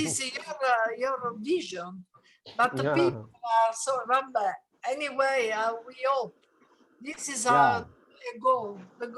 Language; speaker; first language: English; non-native, learner; Italian